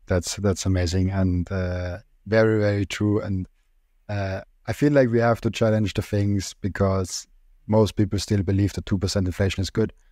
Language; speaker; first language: English; non-native, fluent; German